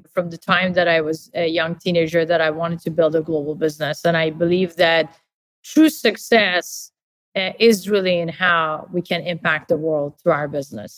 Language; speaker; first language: English; non-native, fluent; Persian